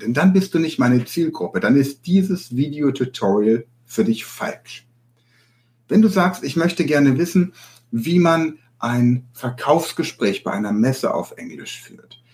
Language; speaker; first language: German; native; German